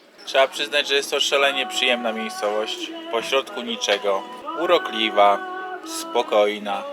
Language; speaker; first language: Polish; native; Polish